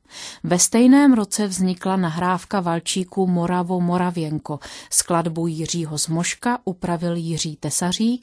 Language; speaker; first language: Czech; native; Czech